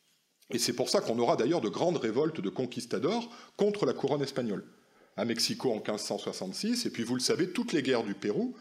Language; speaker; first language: French; native; French